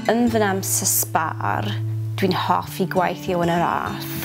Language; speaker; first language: Welsh; non-native, learner; English